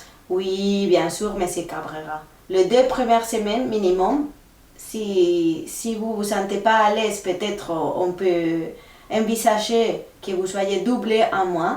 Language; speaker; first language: French; non-native, fluent; Spanish